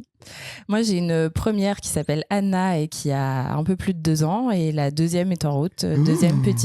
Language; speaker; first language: French; native; French